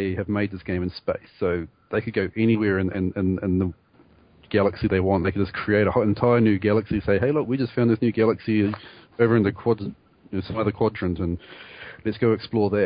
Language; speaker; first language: English; native; English